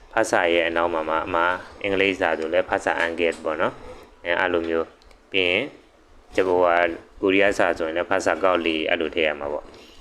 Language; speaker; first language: Burmese; native; Burmese